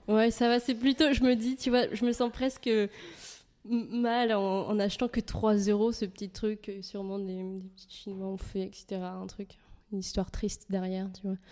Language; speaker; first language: French; native; French